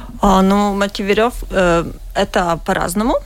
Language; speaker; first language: Russian; non-native, learner; Latvian